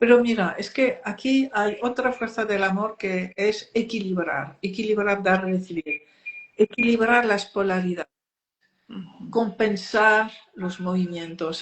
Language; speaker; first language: Spanish; non-native, fluent; French